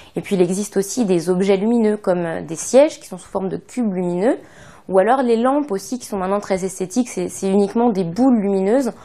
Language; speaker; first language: French; native; French